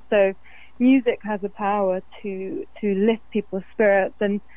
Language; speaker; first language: English; native; English